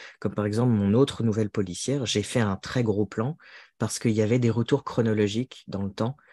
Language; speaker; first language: French; native; French